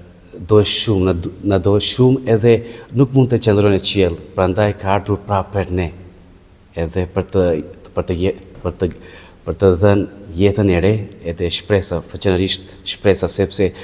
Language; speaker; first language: Albanian; non-native, fluent; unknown